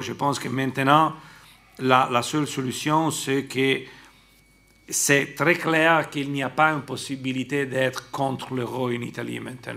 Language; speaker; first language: French; non-native, fluent; Italian